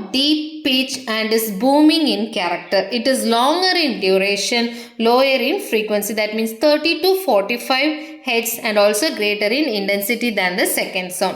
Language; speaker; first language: English; non-native, local second language; Tamil